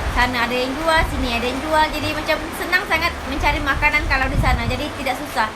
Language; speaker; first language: Malay; native; Malay